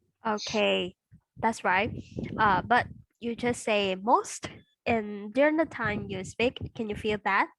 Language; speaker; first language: English; non-native, fluent; Vietnamese